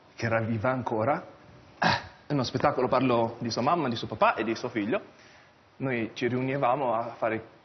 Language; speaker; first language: Italian; early bilingual, other home language; Chinese